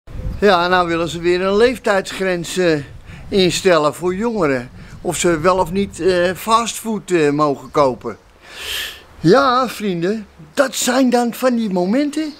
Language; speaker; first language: Dutch; native; Dutch